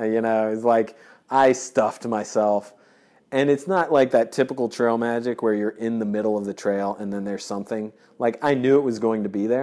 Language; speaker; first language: English; native; English